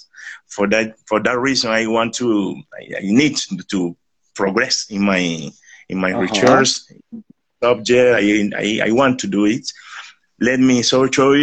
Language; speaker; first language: English; non-native, learner; Spanish